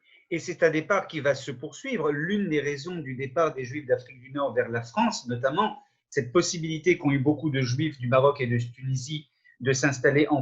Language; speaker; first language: French; native; French